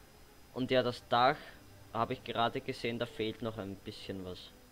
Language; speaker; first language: German; native; German